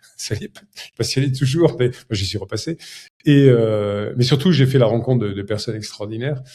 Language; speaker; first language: French; native; French